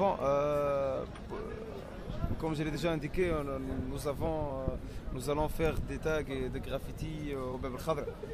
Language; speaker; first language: French; non-native, local second language; Arabic